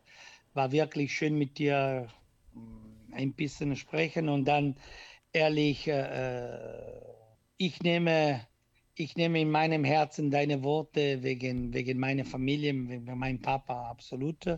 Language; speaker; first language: German; non-native, learner; Italian